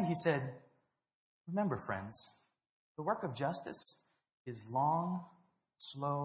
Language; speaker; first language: English; native; English